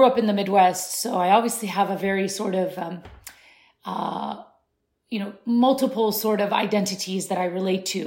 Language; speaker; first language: English; early bilingual, other home language; Arabic